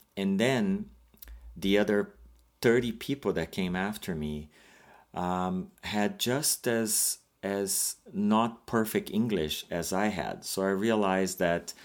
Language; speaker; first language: English; non-native, fluent; Portuguese